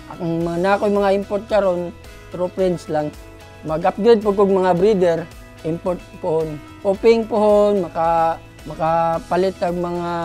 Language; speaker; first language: Cebuano; native; Cebuano